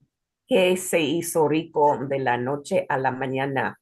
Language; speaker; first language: Spanish; non-native, learner; English